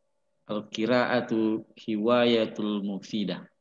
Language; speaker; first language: Arabic; non-native, learner; Indonesian